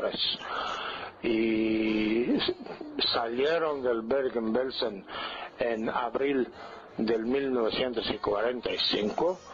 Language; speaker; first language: Spanish; non-native, fluent; Greek